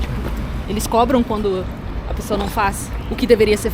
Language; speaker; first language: Portuguese; native; Portuguese